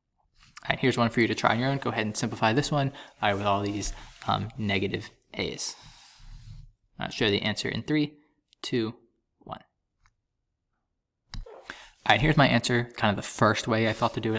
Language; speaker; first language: English; native; English